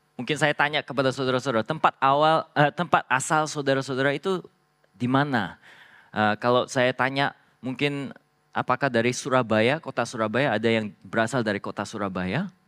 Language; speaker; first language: Indonesian; non-native, fluent; Korean